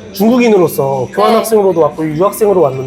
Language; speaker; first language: Korean; native; Korean